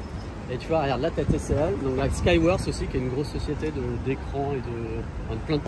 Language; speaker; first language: French; native; French